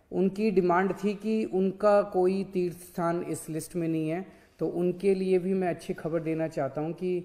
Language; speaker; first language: Hindi; native; Hindi